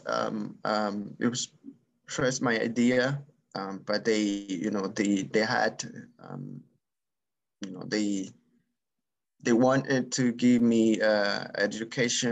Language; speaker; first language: English; non-native, fluent; Spanish